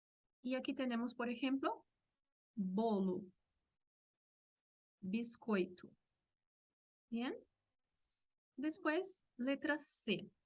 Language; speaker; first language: Spanish; non-native, fluent; Portuguese